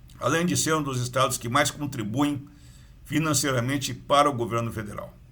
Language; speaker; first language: Portuguese; native; Portuguese